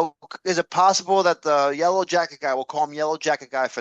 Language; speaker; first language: English; native; English